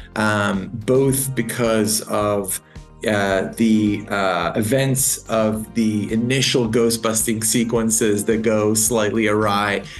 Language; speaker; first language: English; native; English